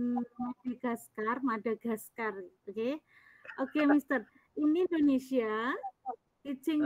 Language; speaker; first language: English; non-native, learner; Indonesian